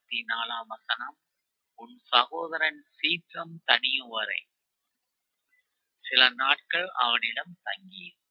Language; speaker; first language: Tamil; native; Tamil